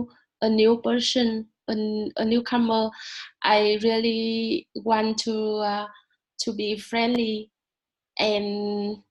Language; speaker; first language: English; non-native, learner; Vietnamese